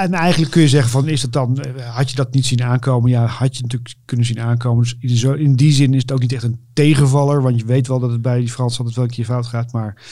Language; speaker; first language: Dutch; native; Dutch